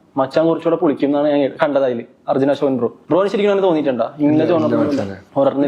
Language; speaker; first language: Malayalam; native; Malayalam